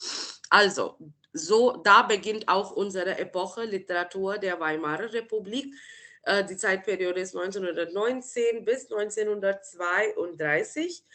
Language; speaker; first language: German; non-native, fluent; Marathi